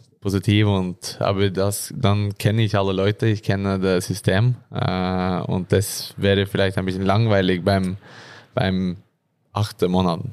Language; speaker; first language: German; non-native, learner; Norwegian